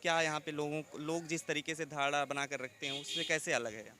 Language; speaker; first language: Hindi; native; Hindi